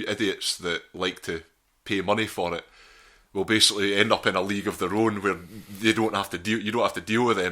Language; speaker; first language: English; native; English